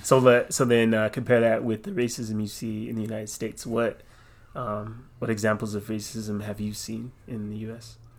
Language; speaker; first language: English; native; English